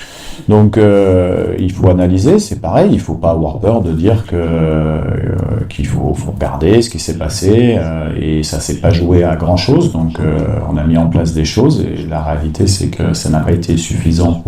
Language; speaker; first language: French; native; French